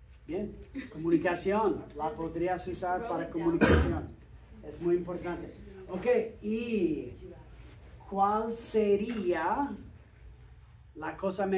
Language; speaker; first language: Spanish; non-native, fluent; English